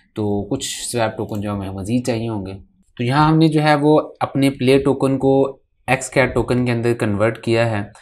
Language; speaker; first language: Hindi; native; Hindi